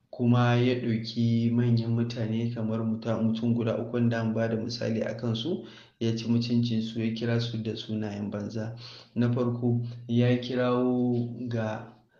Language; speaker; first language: Hausa; native; Hausa